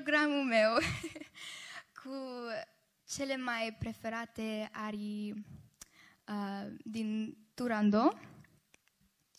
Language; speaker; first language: Romanian; early bilingual, heritage; Romanian